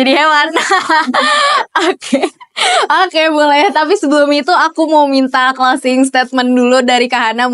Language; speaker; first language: Indonesian; native; Indonesian